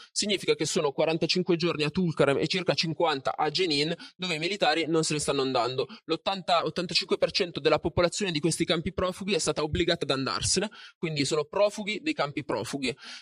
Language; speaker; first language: Italian; native; Italian